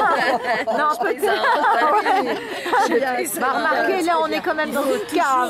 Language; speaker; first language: French; native; French